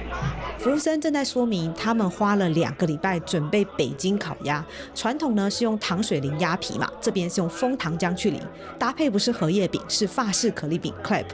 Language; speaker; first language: Chinese; native; Chinese